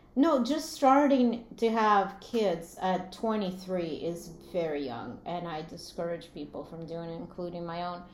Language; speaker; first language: English; early bilingual, other home language; Latvian